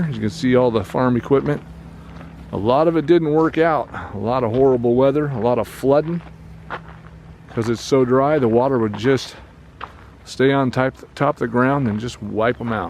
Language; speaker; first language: English; native; English